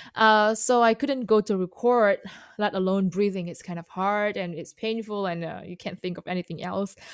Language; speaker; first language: English; non-native, fluent; Indonesian